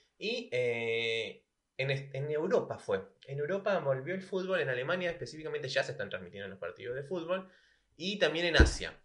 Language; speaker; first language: Spanish; native; Spanish